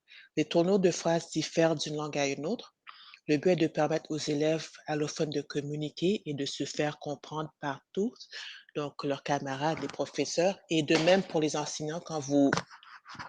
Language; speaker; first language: French; native; French